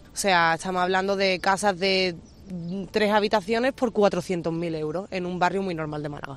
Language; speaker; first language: Spanish; native; Spanish